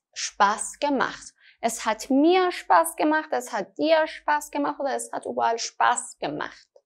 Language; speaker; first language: German; non-native, fluent; Persian